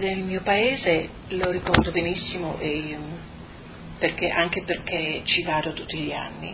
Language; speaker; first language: Italian; native; Italian